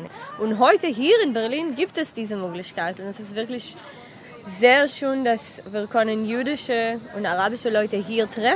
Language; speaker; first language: German; non-native, learner; Hebrew